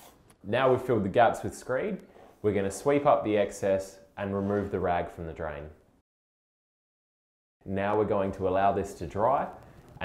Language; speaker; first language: English; native; English